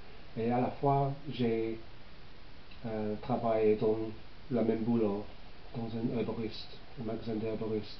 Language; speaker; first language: French; non-native, learner; English